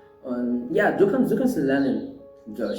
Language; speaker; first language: German; non-native, learner; French